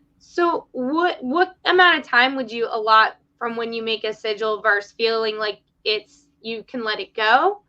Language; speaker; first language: English; native; English